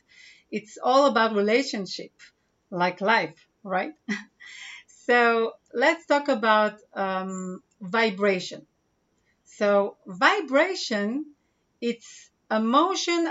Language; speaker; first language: English; non-native, fluent; Hebrew